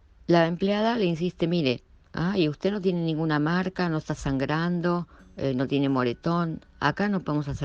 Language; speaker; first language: Spanish; native; Spanish